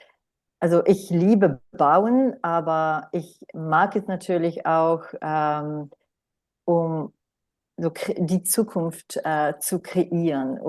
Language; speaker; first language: German; non-native, fluent; Romanian